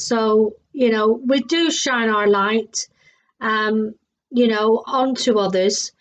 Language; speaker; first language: English; native; English